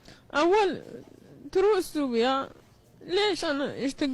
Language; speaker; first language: Arabic; non-native, learner; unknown